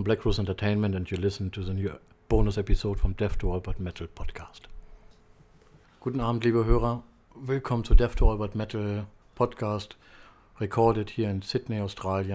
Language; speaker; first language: English; non-native, learner; German